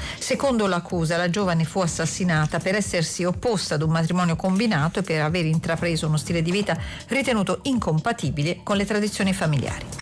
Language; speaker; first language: Italian; native; Italian